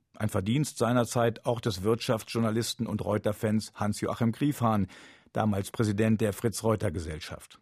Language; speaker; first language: German; native; German